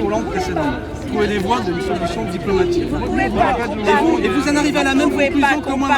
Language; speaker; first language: French; native; French